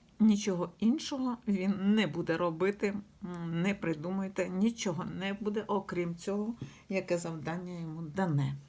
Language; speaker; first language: Ukrainian; non-native, local second language; Russian